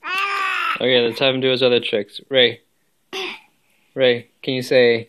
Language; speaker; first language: English; native; English